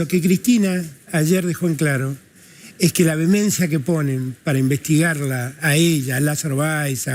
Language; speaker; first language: Spanish; native; Spanish